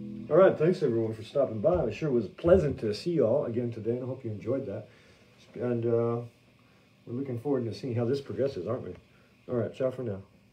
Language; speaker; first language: English; native; English